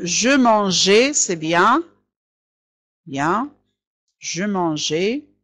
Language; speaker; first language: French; non-native, fluent; Arabic